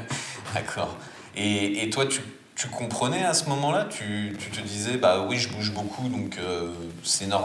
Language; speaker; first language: French; native; French